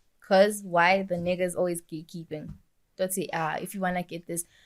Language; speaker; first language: English; non-native, local second language; Swati